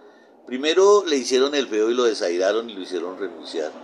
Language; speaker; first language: Spanish; native; Spanish